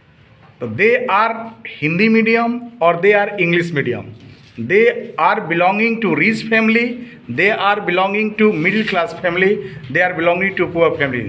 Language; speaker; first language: English; non-native, fluent; Hindi